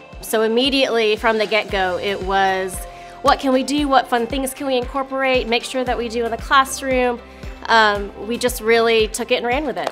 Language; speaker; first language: English; native; English